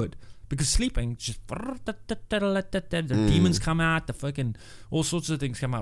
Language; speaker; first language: English; native; English